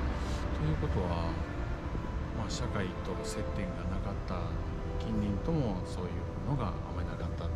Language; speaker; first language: Japanese; native; Japanese